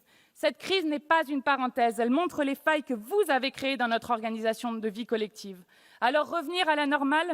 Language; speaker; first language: French; native; French